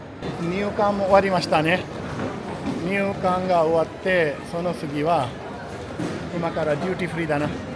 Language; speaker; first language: Japanese; non-native, fluent; Urdu